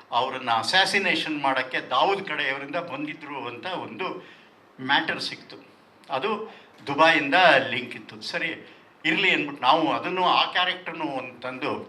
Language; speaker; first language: Kannada; non-native, local second language; Tulu